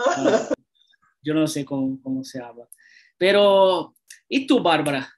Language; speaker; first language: Spanish; non-native, learner; Portuguese